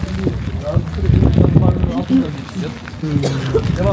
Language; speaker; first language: Turkish; native; Turkish